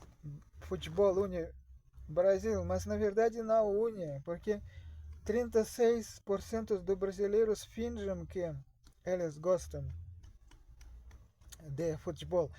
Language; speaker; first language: Portuguese; non-native, learner; Russian